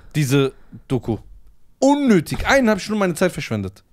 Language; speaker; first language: German; native; German